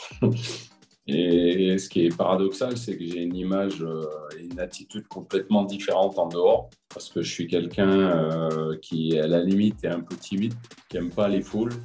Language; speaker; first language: French; native; French